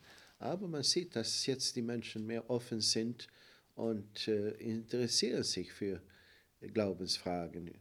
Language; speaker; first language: German; non-native, fluent; Swedish